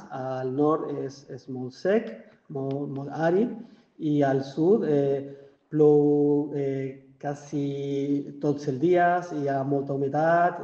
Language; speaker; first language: Catalan; non-native, fluent; Spanish